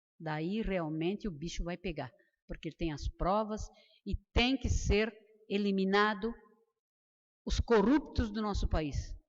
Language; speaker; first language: Portuguese; native; Portuguese